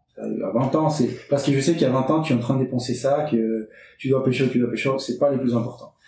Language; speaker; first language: French; non-native, fluent; English